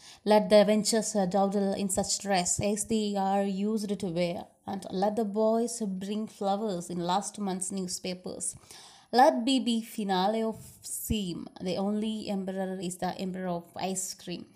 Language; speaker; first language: English; non-native, local second language; Malayalam